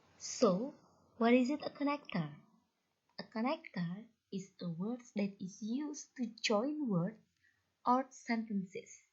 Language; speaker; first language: English; non-native, learner; Indonesian